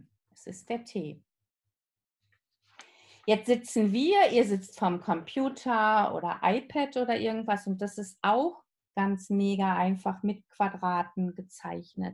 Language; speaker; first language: German; native; German